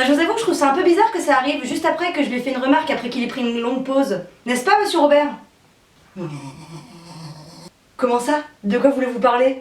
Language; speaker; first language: French; native; French